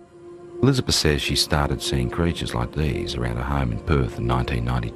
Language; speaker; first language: English; native; English